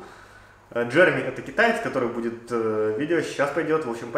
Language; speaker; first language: Russian; native; Russian